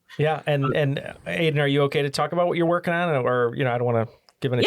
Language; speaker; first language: English; native; English